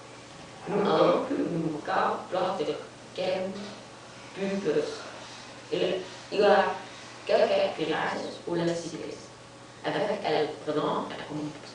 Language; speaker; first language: French; non-native, learner; Dutch